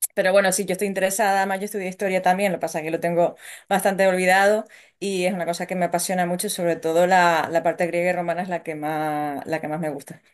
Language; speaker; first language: Spanish; native; Spanish